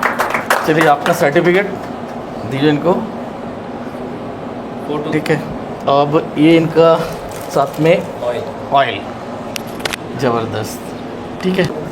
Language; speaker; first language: Hindi; native; Hindi